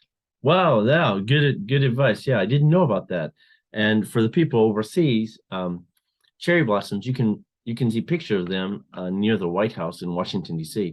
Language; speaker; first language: English; non-native, fluent; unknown